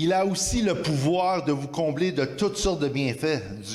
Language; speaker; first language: French; native; French